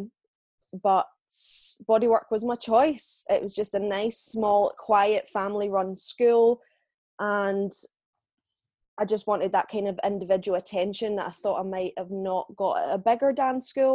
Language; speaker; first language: English; native; English